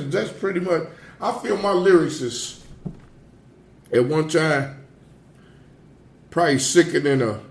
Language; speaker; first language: English; native; English